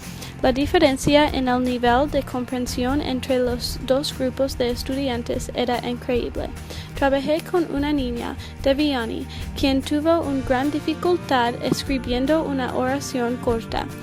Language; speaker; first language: Spanish; early bilingual, heritage; English